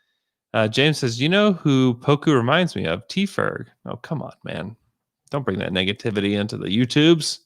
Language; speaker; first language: English; native; English